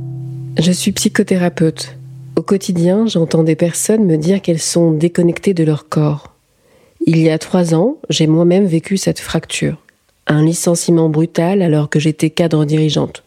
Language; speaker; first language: French; early bilingual, other home language; Berber languages